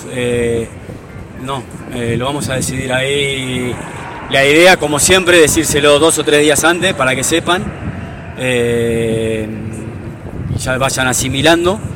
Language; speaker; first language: Spanish; native; Spanish